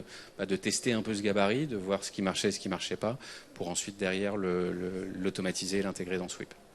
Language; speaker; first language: French; native; French